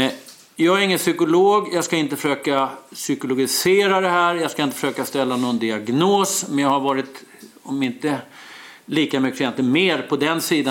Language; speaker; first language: Swedish; native; Swedish